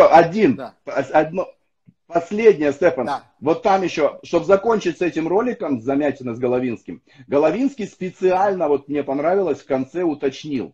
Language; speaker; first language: Russian; native; Russian